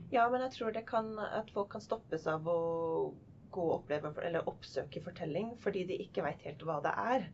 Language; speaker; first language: Norwegian; non-native, fluent; English